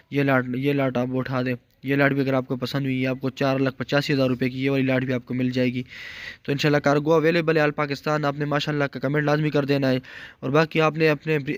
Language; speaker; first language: Urdu; non-native, local second language; Punjabi